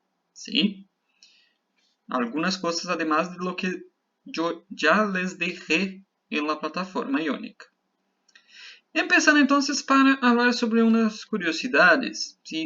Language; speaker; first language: Spanish; non-native, fluent; Portuguese